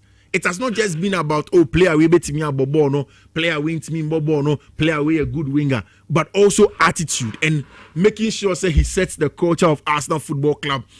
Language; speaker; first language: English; non-native, local second language; Akan